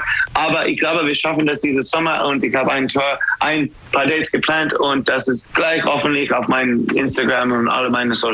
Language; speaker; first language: German; non-native, learner; English